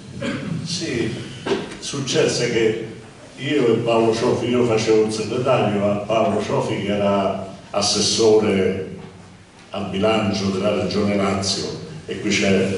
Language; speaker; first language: Italian; native; Italian